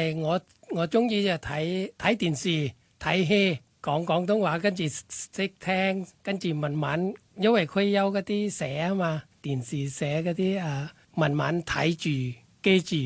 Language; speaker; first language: Cantonese; non-native, learner; Thai